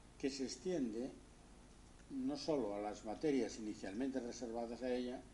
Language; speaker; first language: Spanish; native; Spanish